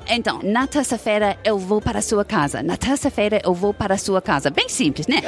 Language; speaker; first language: Portuguese; non-native, fluent; English